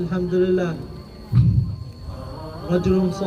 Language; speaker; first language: Indonesian; non-native, learner; Arabic